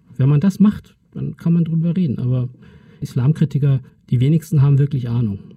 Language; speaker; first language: German; early bilingual, other home language; Turkish